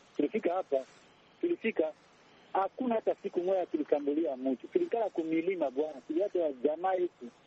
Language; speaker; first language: Swahili; non-native, local second language; Kinyarwanda